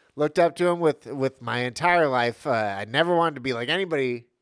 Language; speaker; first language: English; native; English